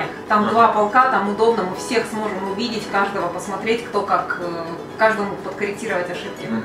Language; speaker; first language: Russian; native; Russian